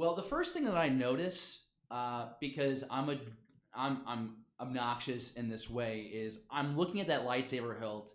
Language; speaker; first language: English; native; English